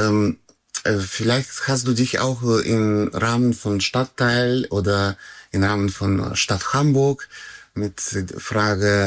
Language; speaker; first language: German; non-native, learner; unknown